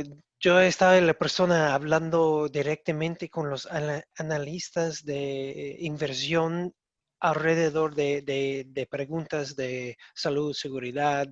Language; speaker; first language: Spanish; non-native, learner; English